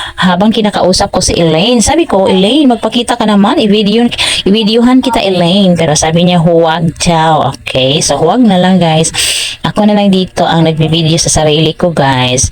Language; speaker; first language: Filipino; non-native, local second language; Cebuano